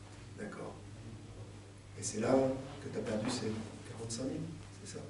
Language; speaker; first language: French; native; French